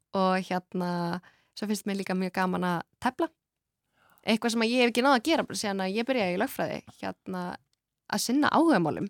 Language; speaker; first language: Icelandic; early bilingual, other home language; Kurdish